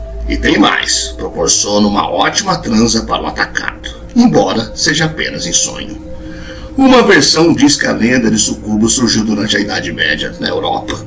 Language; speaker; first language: Portuguese; native; Portuguese